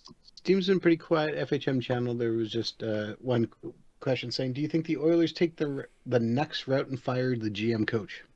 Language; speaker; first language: English; native; English